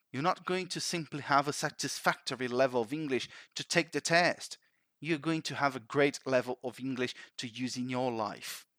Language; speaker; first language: English; non-native, fluent; Portuguese